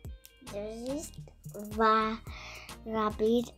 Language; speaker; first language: French; non-native, learner; English